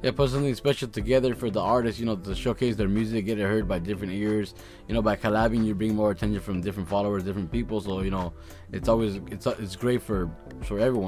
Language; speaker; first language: English; early bilingual, other home language; Spanish